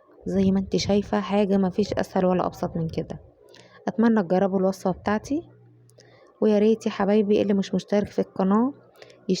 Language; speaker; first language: Arabic; native; Arabic